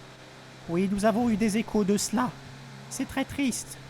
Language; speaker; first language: French; native; French